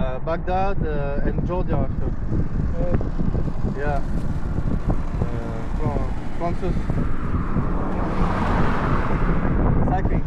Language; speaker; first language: English; non-native, learner; French